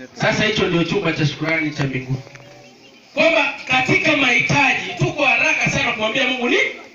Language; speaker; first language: Swahili; non-native, local second language; Luo (Kenya and Tanzania)